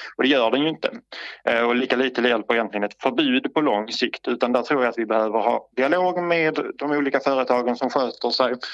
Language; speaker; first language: Swedish; native; Swedish